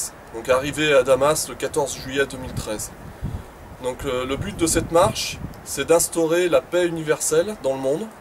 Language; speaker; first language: French; native; French